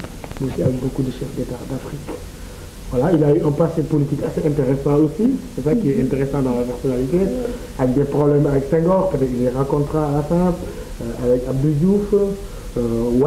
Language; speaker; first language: French; non-native, local second language; Wolof